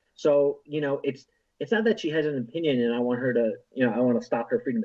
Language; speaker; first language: English; native; English